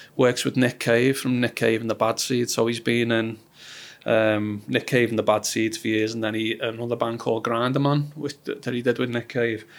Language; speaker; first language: English; native; English